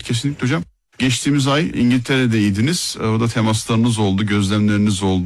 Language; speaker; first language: Turkish; native; Turkish